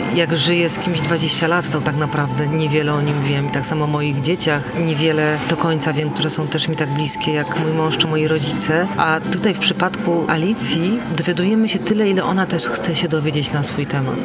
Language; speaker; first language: Polish; native; Polish